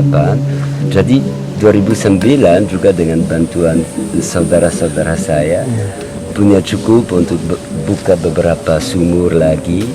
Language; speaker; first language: Indonesian; non-native, learner; French